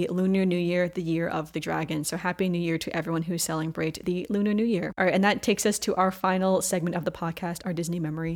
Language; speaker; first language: English; native; English